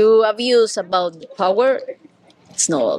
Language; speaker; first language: English; non-native, learner; Spanish